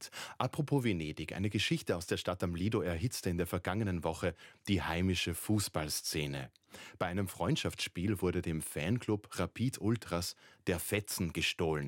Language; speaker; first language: German; native; German